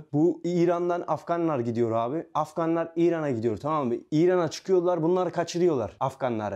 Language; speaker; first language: Turkish; native; Turkish